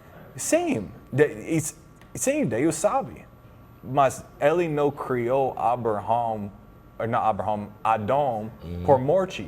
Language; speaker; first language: Portuguese; non-native, learner; English